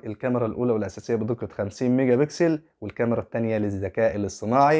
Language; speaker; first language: Arabic; native; Arabic